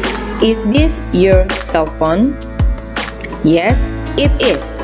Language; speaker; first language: English; non-native, fluent; Indonesian